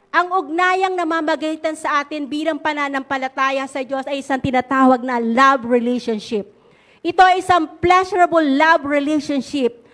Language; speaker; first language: Filipino; native; Filipino